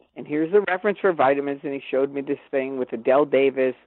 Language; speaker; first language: English; native; English